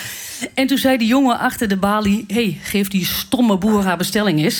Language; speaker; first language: Dutch; native; Dutch